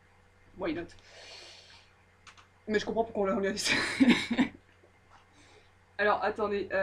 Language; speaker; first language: French; native; French